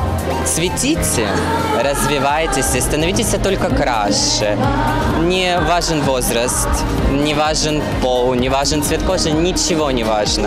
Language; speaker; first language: Russian; native; Russian